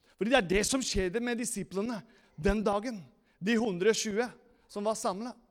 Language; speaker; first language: Norwegian; non-native, fluent; Spanish